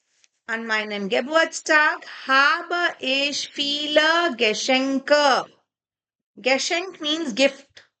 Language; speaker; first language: German; non-native, fluent; Kannada